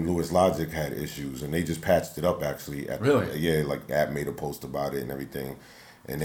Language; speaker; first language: English; native; English